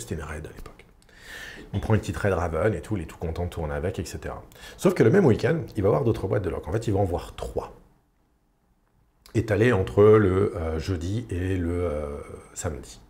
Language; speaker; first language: French; native; French